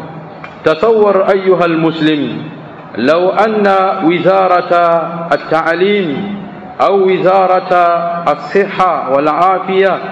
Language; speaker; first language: Arabic; non-native, fluent; Swahili